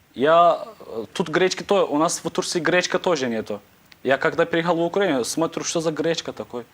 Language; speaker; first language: Ukrainian; non-native, learner; Turkish